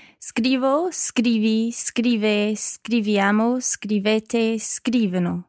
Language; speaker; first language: Italian; non-native, learner; English